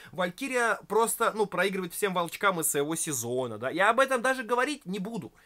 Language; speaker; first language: Russian; native; Russian